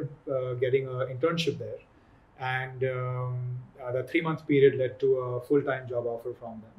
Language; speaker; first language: English; non-native, local second language; Hindi